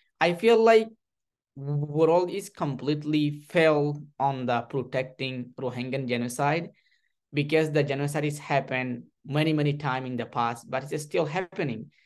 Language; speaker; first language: English; non-native, learner; Rohingya